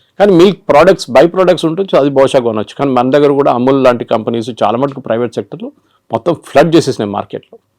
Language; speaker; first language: Telugu; non-native, local second language; Malayalam